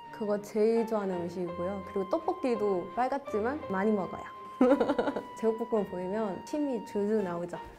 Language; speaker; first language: Korean; non-native, fluent; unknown